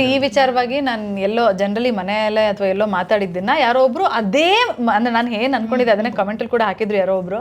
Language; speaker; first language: Kannada; native; Kannada